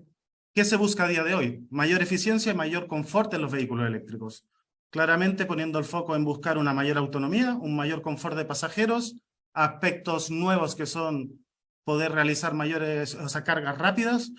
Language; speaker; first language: Spanish; native; Spanish